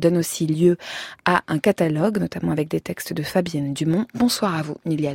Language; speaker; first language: French; native; French